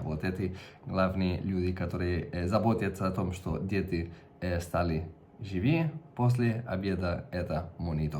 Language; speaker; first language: Russian; non-native, fluent; Catalan